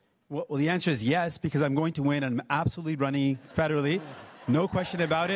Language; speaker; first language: English; native; English